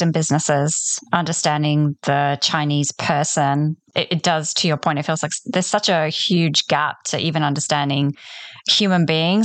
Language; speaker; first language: English; non-native, fluent; Polish